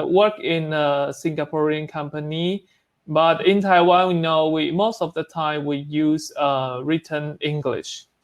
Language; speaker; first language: English; non-native, learner; Chinese